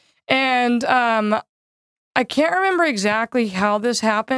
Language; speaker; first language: English; native; English